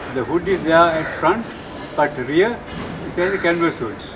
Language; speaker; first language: English; non-native, local second language; Sinhala